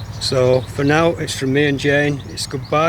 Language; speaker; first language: English; native; English